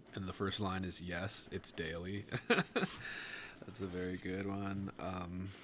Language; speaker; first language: English; native; English